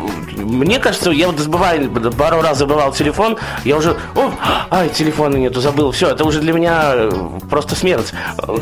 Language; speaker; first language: Russian; native; Russian